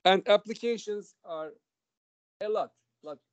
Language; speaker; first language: English; non-native, fluent; Turkish